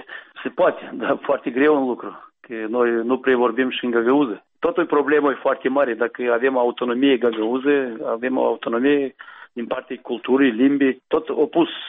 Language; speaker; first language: Romanian; non-native, local second language; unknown